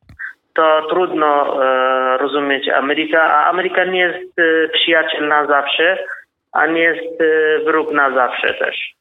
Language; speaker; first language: Polish; non-native, learner; Kurdish